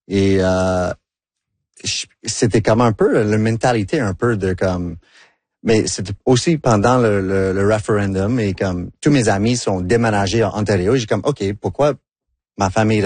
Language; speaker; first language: French; non-native, local second language; English